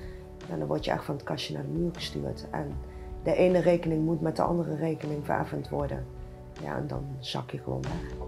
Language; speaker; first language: Dutch; native; Dutch